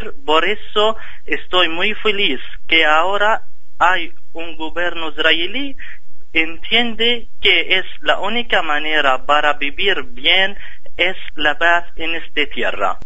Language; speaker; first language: Spanish; non-native, fluent; Arabic